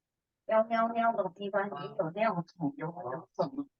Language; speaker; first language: Chinese; early bilingual, heritage; Chinese